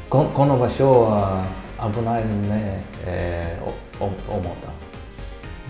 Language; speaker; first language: Japanese; non-native, learner; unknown